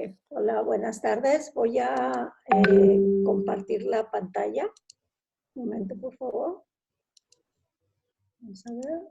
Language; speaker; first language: Spanish; non-native, fluent; Italian